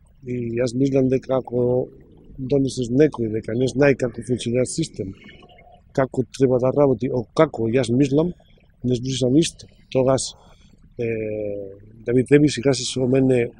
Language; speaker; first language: Macedonian; non-native, learner; Spanish